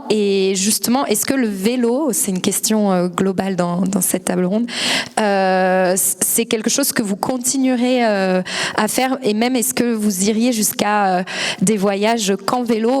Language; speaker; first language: French; native; French